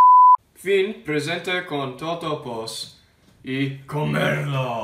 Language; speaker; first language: Spanish; non-native, learner; English